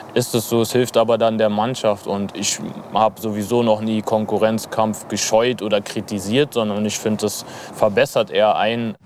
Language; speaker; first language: German; native; German